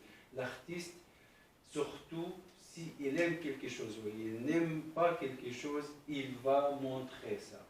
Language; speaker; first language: French; non-native, fluent; Arabic